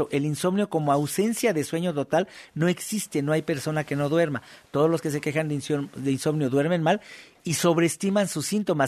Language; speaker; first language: Spanish; native; Spanish